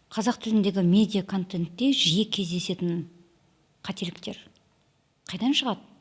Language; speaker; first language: Kazakh; native; Kazakh